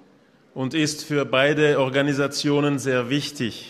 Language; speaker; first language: German; non-native, local second language; French